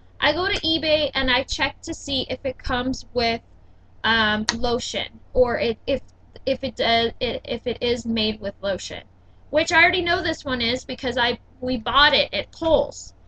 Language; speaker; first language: English; native; English